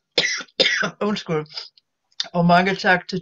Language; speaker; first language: Danish; non-native, fluent; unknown